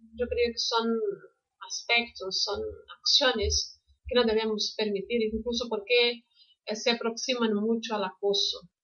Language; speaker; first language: Spanish; non-native, fluent; Portuguese